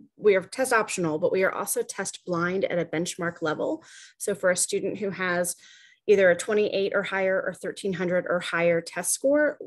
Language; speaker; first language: English; native; English